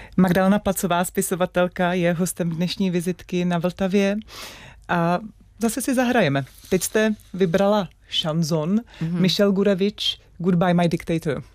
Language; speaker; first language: Czech; native; Czech